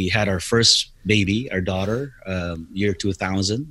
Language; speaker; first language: English; non-native, local second language; Filipino